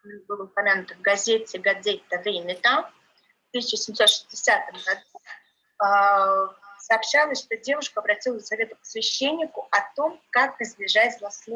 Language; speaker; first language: Russian; native; Russian